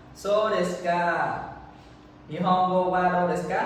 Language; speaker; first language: Japanese; non-native, learner; Vietnamese